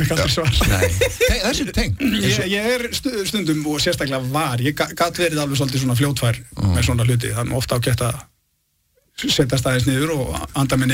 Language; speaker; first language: Icelandic; native; Icelandic